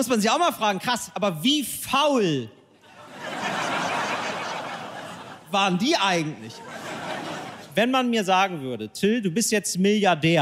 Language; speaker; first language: German; native; German